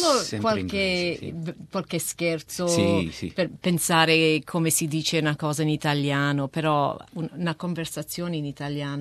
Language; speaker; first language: Italian; early bilingual, heritage; Italian